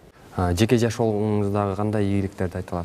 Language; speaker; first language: Kyrgyz; native; Kyrgyz